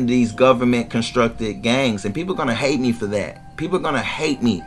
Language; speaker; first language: English; native; English